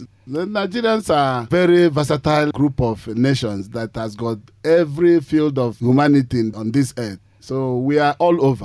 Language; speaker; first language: English; non-native, local second language; Igbo